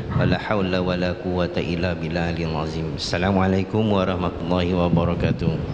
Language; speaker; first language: Malay; non-native, local second language; Chinese